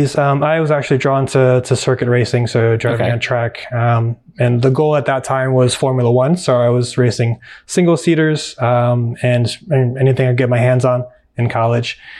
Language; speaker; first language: English; native; English